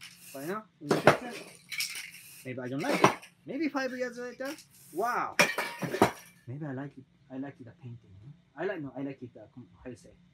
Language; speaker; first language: English; non-native, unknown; Japanese